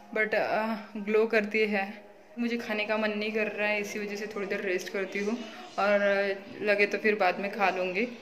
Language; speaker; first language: Hindi; non-native, local second language; Marathi